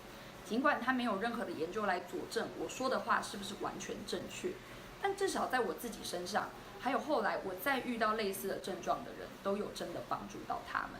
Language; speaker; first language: Chinese; native; Chinese